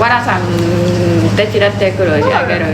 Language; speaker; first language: Japanese; non-native, learner; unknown